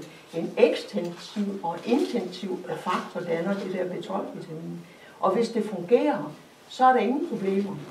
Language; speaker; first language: Danish; native; Danish